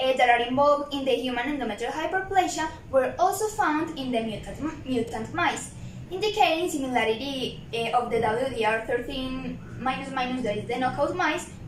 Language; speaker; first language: English; non-native, fluent; Spanish